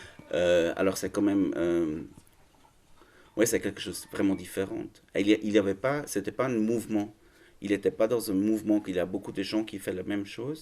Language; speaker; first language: French; non-native, learner; German